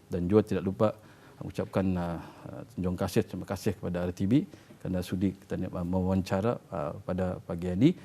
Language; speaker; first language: Malay; native; Malay